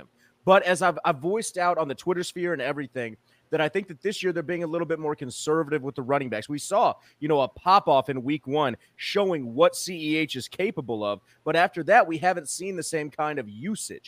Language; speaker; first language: English; native; English